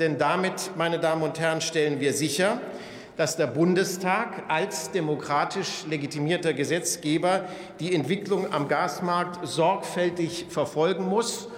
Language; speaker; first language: German; native; German